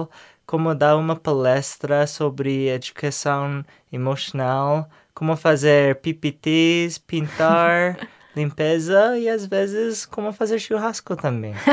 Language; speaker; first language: Portuguese; non-native, learner; English